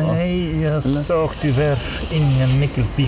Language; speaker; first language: Swedish; non-native, learner; Dutch